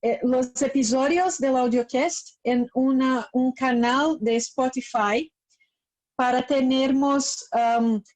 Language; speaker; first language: Spanish; non-native, learner; Portuguese